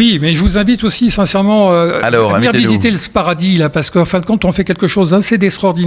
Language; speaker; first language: French; native; French